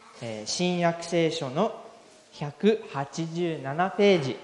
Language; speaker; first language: Japanese; non-native, fluent; English